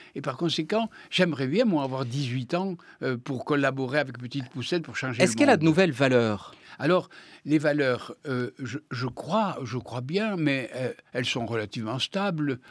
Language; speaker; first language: French; native; French